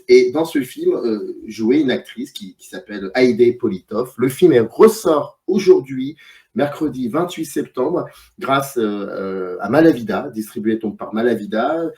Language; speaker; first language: French; native; French